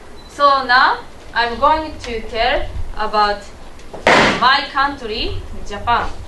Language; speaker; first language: English; non-native, learner; Japanese